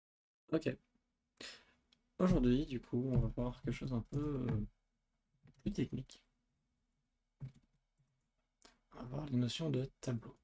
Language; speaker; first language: French; native; French